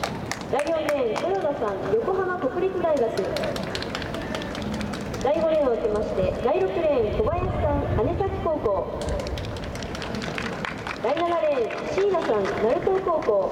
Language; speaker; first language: Japanese; native; Japanese